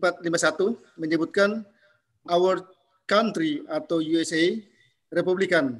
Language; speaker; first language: Indonesian; native; Indonesian